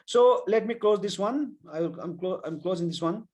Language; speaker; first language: English; non-native, local second language; Nepali